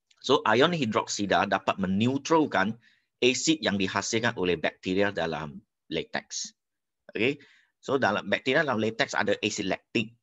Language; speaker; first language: Malay; non-native, local second language; Chinese